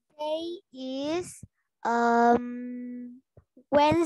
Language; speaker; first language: English; non-native, learner; Vietnamese